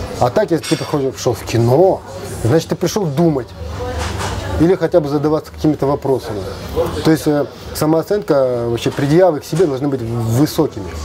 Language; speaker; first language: Russian; non-native, local second language; Kazakh